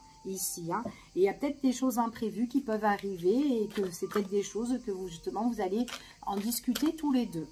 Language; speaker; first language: French; native; French